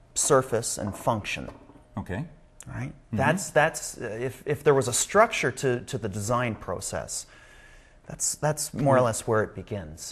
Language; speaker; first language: English; native; English